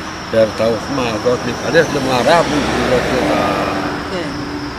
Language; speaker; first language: Hebrew; non-native, fluent; Romanian